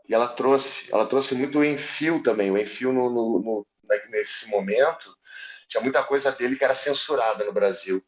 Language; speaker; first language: Portuguese; native; Portuguese